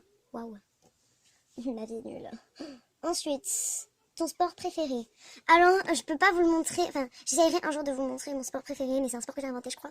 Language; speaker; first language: French; native; French